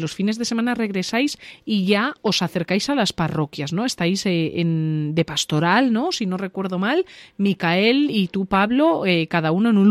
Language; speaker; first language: Spanish; native; Spanish